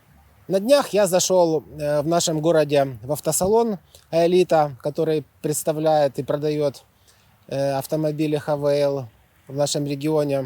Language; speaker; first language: Russian; native; Russian